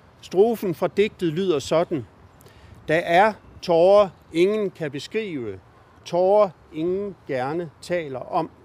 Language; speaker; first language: Danish; native; Danish